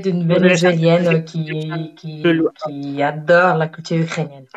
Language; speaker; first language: French; non-native, fluent; Spanish